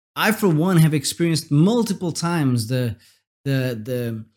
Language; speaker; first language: English; non-native, fluent; Portuguese